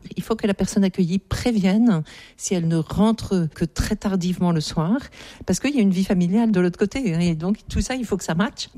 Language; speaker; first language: French; native; French